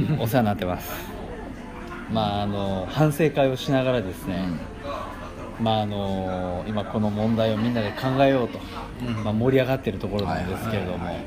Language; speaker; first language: Japanese; native; Japanese